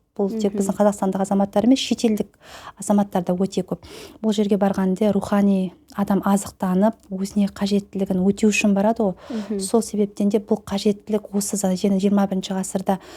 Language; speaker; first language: Kazakh; native; Kazakh